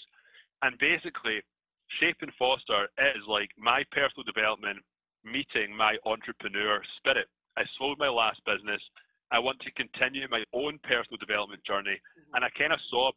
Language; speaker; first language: English; native; English